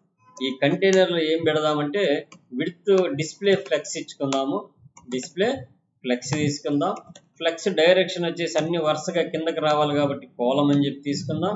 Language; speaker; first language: Telugu; native; Telugu